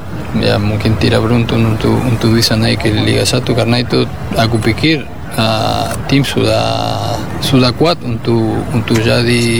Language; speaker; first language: Indonesian; non-native, fluent; Spanish